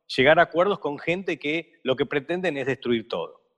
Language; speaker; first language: Spanish; native; Spanish